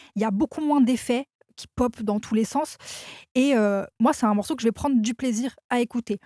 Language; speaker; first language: French; native; French